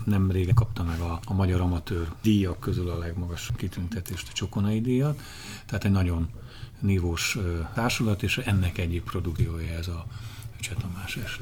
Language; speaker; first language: Hungarian; native; Hungarian